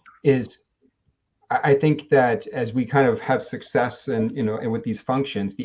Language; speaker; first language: English; native; English